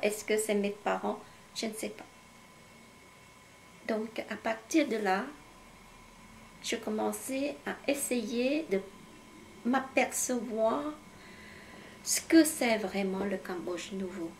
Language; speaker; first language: French; non-native, fluent; Khmer